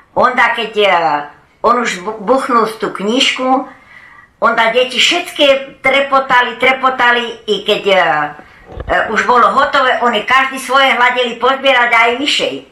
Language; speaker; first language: Slovak; early bilingual, heritage; Slovak